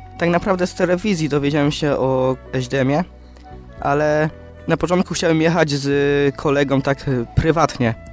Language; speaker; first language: Polish; native; Polish